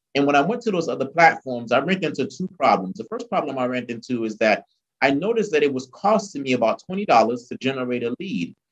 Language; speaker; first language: English; early bilingual, other home language; Haitian Creole